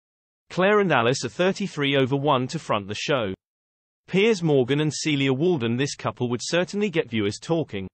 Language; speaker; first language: English; native; English